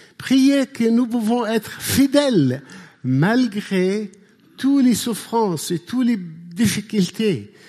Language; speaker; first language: French; non-native, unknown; Arabic